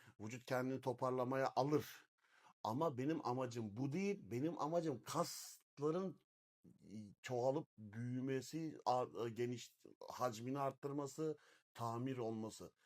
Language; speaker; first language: Turkish; native; Turkish